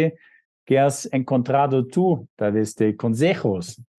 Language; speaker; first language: Spanish; non-native, fluent; German